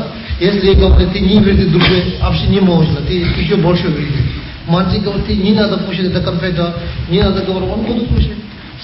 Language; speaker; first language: Russian; non-native, learner; Tibetan